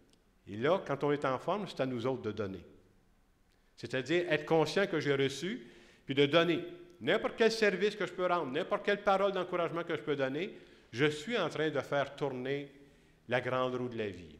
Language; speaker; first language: French; native; French